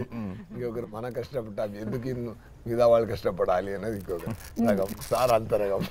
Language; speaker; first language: Telugu; non-native, local second language; Tamil